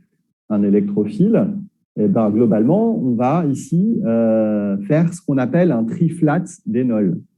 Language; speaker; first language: French; native; French